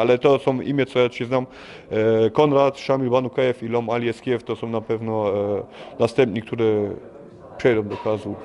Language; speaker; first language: Polish; early bilingual, heritage; Polish